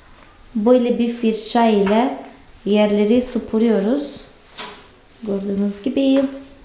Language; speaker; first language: Turkish; non-native, fluent; Portuguese